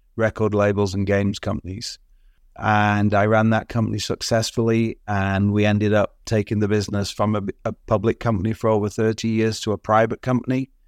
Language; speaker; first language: English; native; English